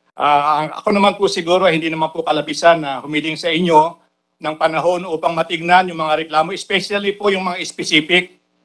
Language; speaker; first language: Filipino; native; Filipino